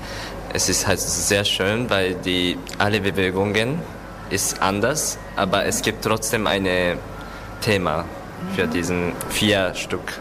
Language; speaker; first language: German; non-native, learner; Japanese